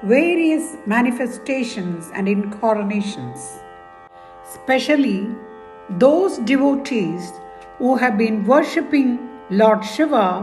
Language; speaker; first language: English; non-native, local second language; Tamil